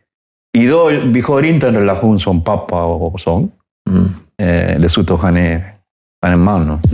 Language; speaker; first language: Swedish; non-native, fluent; Spanish